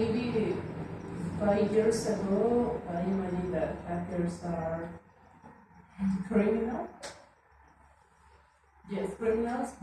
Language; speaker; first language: English; non-native, learner; Spanish